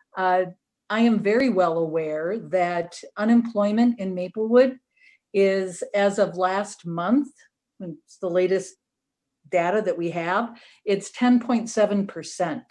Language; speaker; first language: English; native; English